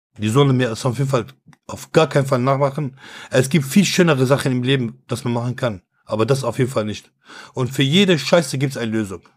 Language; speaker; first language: German; early bilingual, other home language; Kurdish